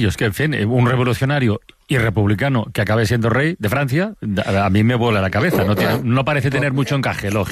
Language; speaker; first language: Spanish; native; Spanish